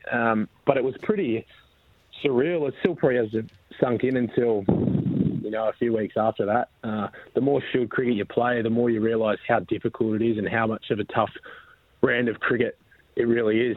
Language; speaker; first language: English; native; English